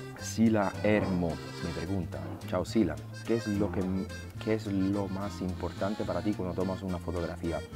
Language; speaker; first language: Spanish; non-native, fluent; Italian